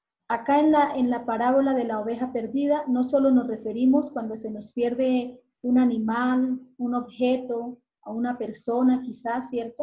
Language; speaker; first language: Spanish; native; Spanish